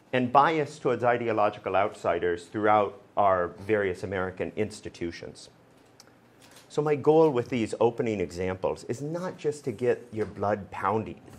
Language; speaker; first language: English; native; English